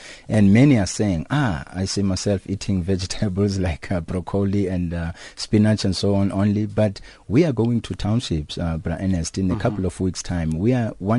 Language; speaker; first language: English; non-native, local second language; Xhosa